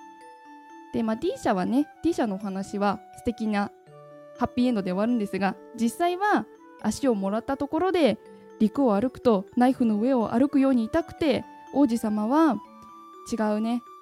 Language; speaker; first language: Japanese; native; Japanese